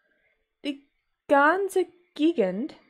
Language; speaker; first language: German; non-native, learner; English